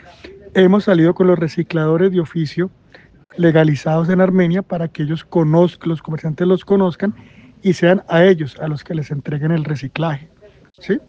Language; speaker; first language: Spanish; native; Spanish